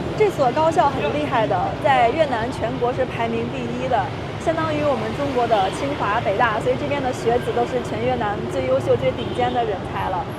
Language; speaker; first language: Chinese; native; Chinese